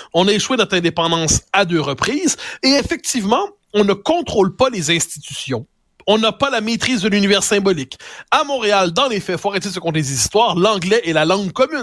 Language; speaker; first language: French; native; French